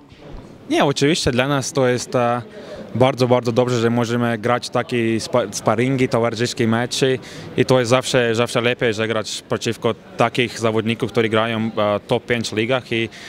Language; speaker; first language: Polish; non-native, fluent; Latvian